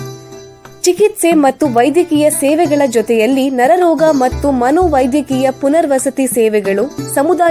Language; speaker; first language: Kannada; native; Kannada